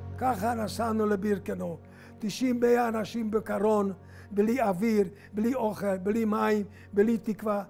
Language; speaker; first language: Hebrew; non-native, fluent; Hungarian